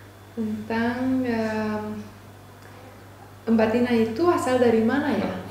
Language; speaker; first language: Indonesian; non-native, fluent; Romanian